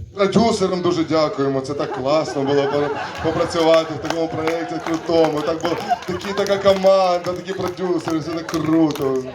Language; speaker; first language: Ukrainian; non-native, local second language; Russian